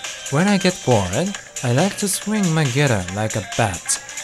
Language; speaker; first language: English; non-native, fluent; Japanese